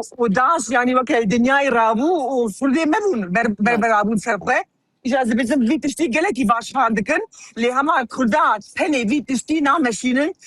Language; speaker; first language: Kurdish; early bilingual, heritage; Kurdish